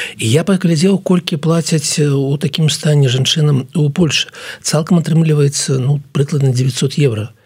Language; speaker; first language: Belarusian; non-native, local second language; Russian